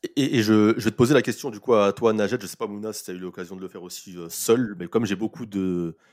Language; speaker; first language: French; native; French